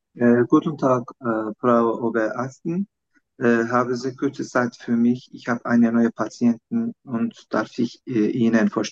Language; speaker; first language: German; non-native, learner; Turkish